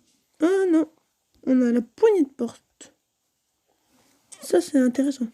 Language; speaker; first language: French; native; French